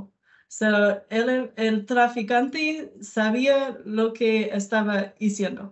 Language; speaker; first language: Spanish; non-native, learner; English